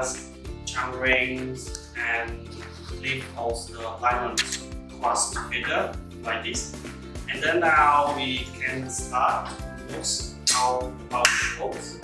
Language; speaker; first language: English; non-native, learner; Khmer